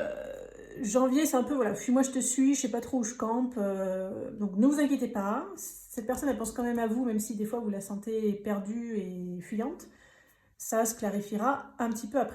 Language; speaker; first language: French; native; French